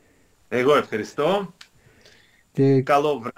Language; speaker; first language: Greek; non-native, fluent; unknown